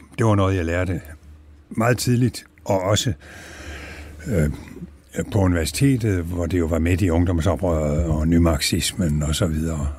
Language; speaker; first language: Danish; native; Danish